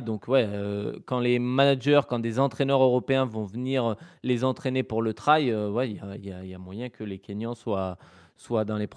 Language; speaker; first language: French; native; French